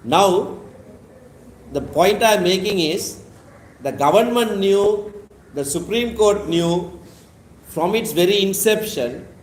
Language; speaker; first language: English; non-native, local second language; Tamil